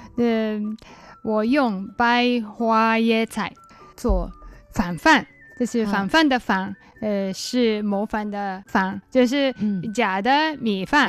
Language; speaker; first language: Chinese; non-native, learner; Japanese